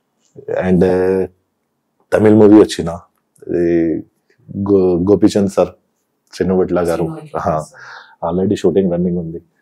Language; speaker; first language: Telugu; non-native, local second language; Hindi